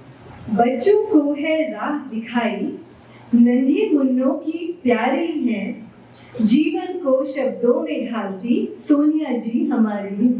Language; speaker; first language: Hindi; native; Hindi